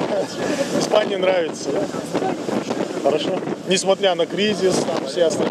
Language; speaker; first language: Russian; native; Russian